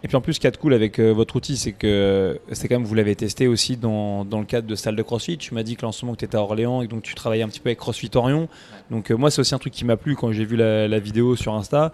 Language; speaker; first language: French; native; French